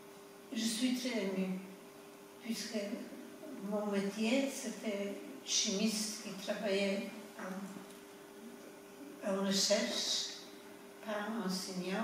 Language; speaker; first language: French; non-native, fluent; Polish